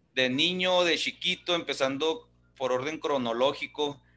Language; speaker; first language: Spanish; native; Spanish